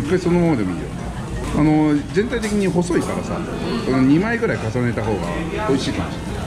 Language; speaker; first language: Japanese; native; Japanese